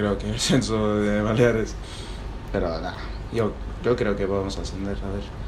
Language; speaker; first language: Spanish; non-native, fluent; English